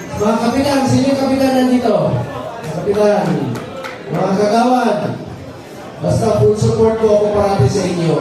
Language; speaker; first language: Filipino; non-native, local second language; Cebuano